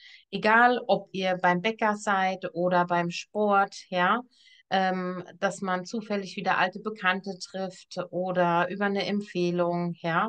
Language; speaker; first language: German; native; German